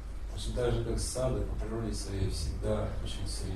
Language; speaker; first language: Russian; native; Russian